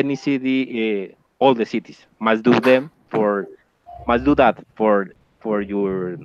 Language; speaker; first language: English; non-native, learner; Spanish